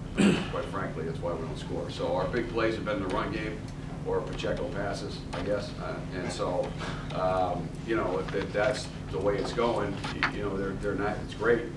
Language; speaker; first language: English; native; English